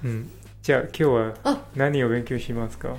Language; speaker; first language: Japanese; non-native, learner; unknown